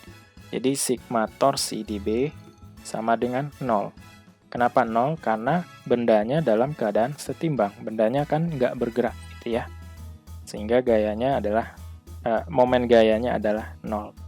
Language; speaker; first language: Indonesian; native; Indonesian